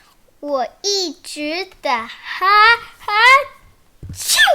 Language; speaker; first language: Chinese; early bilingual, heritage; Chinese